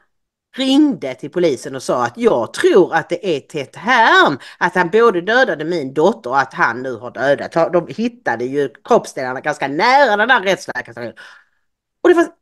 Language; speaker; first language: Swedish; native; Swedish